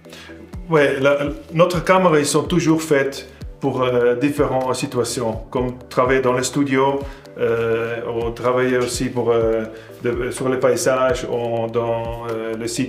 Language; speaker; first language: French; non-native, fluent; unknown